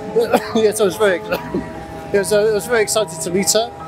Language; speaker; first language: English; native; English